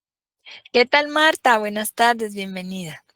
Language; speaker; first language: Spanish; native; Spanish